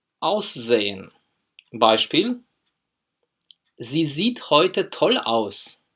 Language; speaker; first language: German; non-native, fluent; Polish